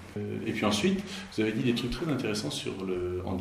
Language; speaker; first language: French; native; French